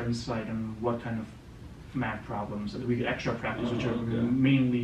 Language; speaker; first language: English; non-native, local second language; Gujarati